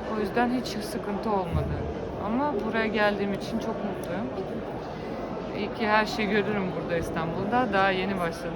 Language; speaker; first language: Turkish; non-native, fluent; Russian